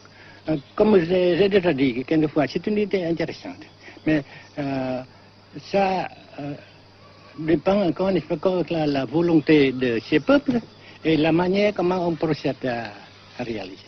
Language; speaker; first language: French; non-native, fluent; Vietnamese